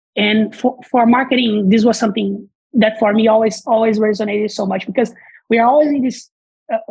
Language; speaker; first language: English; non-native, fluent; Portuguese